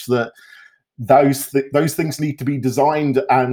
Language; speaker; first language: English; native; English